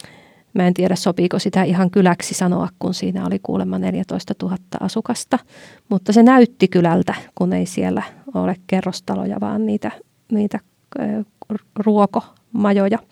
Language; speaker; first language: Finnish; native; Finnish